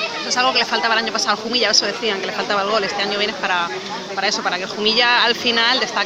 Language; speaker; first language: Spanish; native; Spanish